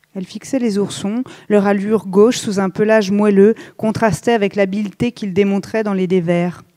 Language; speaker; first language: French; native; French